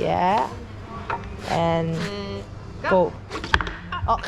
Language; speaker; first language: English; non-native, learner; Korean